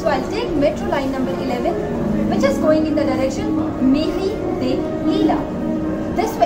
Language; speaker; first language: English; non-native, local second language; Hindi